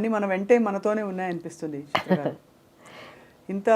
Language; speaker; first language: Telugu; native; Telugu